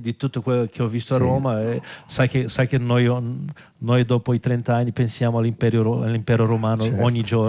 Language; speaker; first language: Italian; non-native, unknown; Portuguese